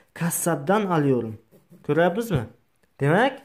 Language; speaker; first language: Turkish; non-native, learner; Uzbek